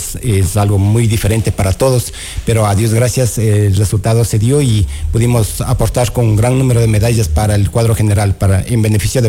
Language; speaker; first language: Spanish; native; Spanish